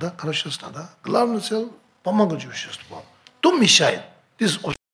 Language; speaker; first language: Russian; non-native, learner; Tibetan